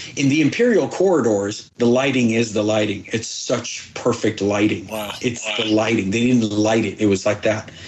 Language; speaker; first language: English; early bilingual, other home language; Persian